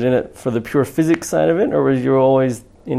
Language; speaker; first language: English; native; English